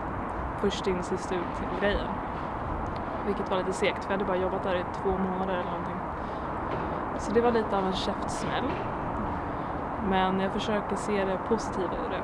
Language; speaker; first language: Swedish; native; Swedish